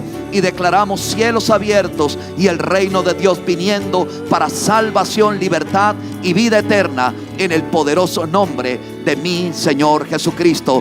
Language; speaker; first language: Spanish; native; Spanish